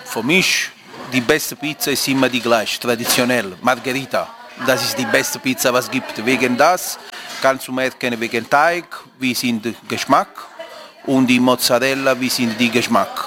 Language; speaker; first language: German; non-native, learner; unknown